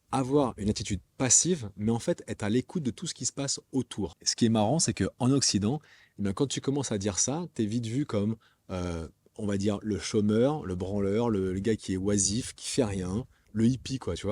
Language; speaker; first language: French; native; French